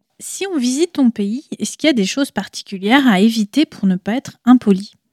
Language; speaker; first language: French; native; French